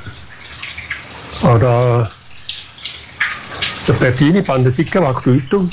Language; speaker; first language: Indonesian; non-native, fluent; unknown